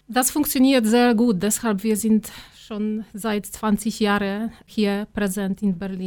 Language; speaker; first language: German; non-native, fluent; Polish